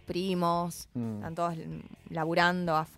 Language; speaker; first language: Spanish; early bilingual, other home language; Chinese